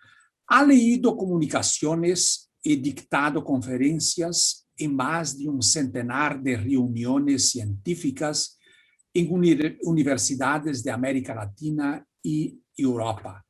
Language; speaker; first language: Spanish; non-native, fluent; Portuguese